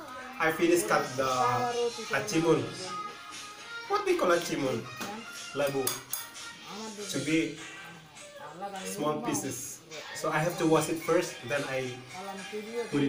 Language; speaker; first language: English; non-native, learner; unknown